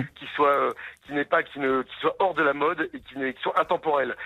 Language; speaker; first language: French; native; French